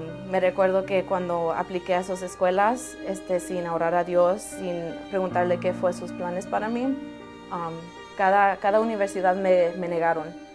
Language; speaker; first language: Spanish; early bilingual, heritage; Spanish